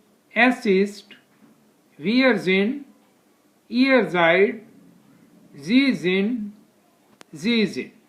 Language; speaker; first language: German; non-native, fluent; Hindi